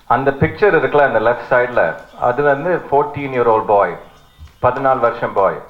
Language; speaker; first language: Tamil; early bilingual, heritage; Tamil